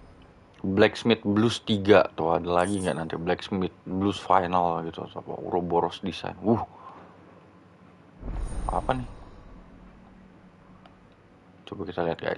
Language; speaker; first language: Indonesian; native; Indonesian